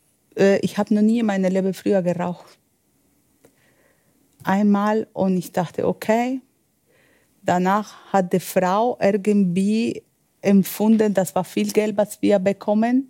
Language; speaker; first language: German; non-native, learner; Spanish